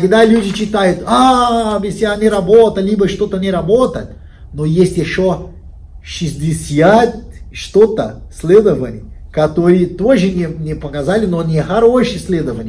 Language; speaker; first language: Russian; non-native, fluent; Portuguese